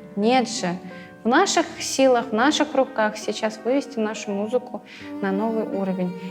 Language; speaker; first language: Russian; early bilingual, other home language; Crimean Tatar